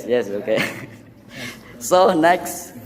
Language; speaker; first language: English; non-native, learner; Indonesian